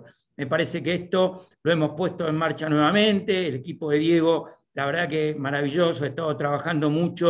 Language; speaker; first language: Spanish; native; Spanish